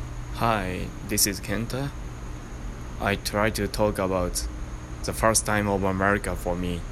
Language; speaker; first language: English; non-native, learner; Japanese